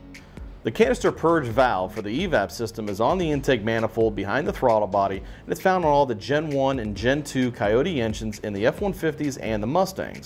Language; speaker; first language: English; native; English